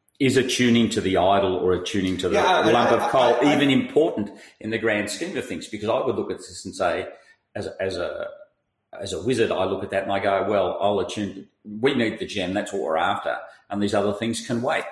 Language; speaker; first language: English; native; English